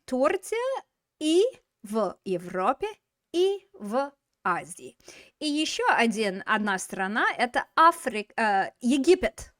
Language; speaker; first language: Russian; non-native, fluent; English